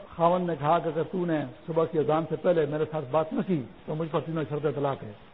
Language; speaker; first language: Urdu; non-native, local second language; Pashto